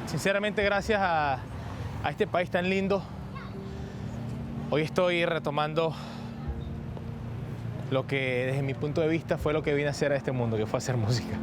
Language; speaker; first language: Spanish; native; Spanish